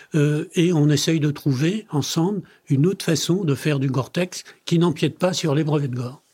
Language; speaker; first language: French; native; French